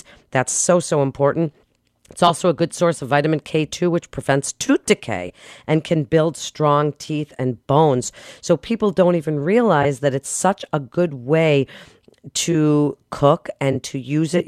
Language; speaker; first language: English; native; English